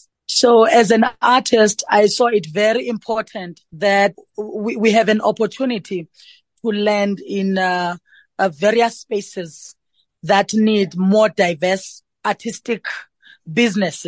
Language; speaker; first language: English; non-native, local second language; Xhosa